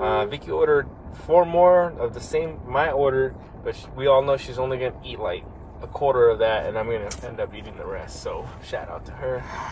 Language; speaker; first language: English; early bilingual, other home language; Spanish